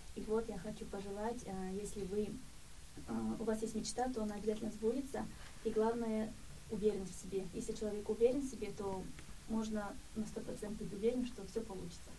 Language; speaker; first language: Russian; non-native, fluent; Korean